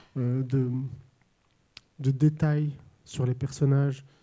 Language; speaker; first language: French; native; French